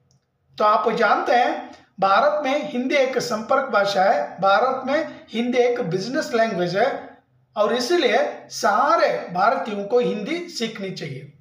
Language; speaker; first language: Hindi; non-native, local second language; Kannada